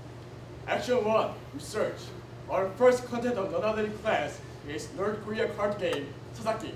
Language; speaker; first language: English; non-native, learner; Korean